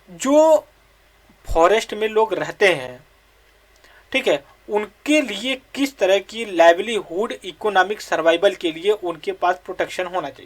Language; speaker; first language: Hindi; native; Hindi